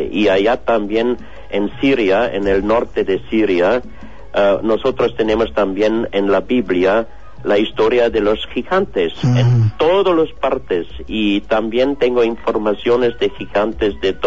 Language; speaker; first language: Spanish; non-native, learner; German